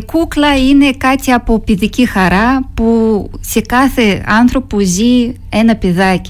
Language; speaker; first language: Greek; non-native, fluent; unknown